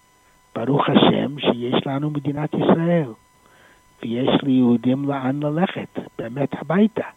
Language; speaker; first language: Hebrew; non-native, fluent; English